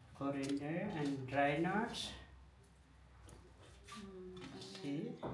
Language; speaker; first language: English; non-native, learner; Nepali